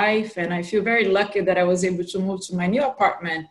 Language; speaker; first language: English; non-native, fluent; Portuguese